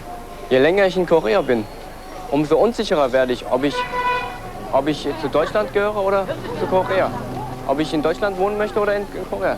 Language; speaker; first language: German; early bilingual, other home language; Korean